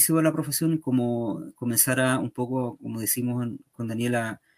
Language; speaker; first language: Spanish; native; Spanish